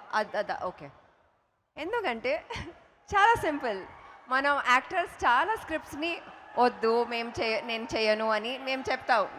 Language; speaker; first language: Telugu; non-native, fluent; Kannada